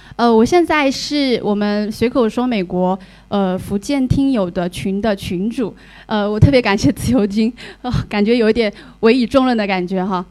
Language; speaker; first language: Chinese; native; Chinese